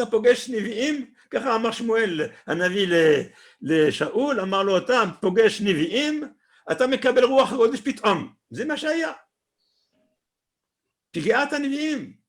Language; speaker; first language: Hebrew; non-native, fluent; French